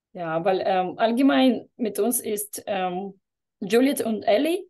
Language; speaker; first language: German; non-native, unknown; Latvian